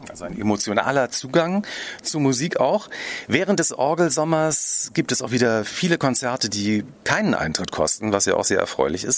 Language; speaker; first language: German; native; German